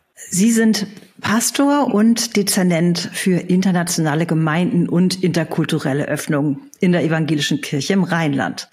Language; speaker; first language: German; native; German